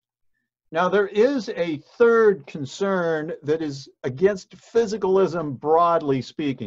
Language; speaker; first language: English; native; English